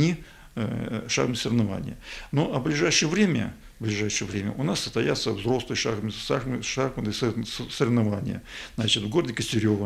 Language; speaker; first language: Russian; native; Russian